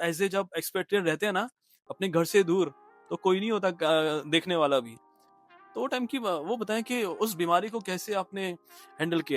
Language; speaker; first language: Hindi; native; Hindi